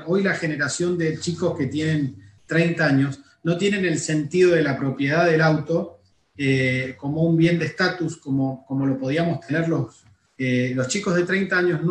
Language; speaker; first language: Spanish; native; Spanish